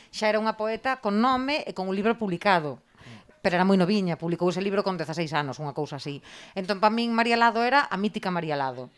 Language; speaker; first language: Galician; native; Galician